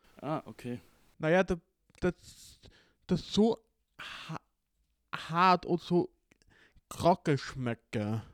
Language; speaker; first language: German; non-native, learner; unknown